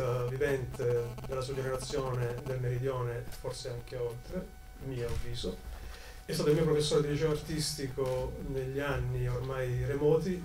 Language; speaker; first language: Italian; native; Italian